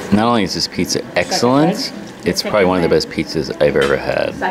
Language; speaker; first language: English; native; English